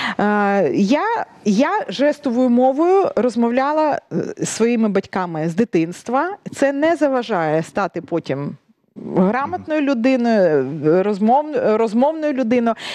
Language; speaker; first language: Ukrainian; native; Ukrainian